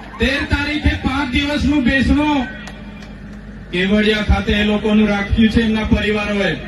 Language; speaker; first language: Gujarati; non-native, local second language; Vasavi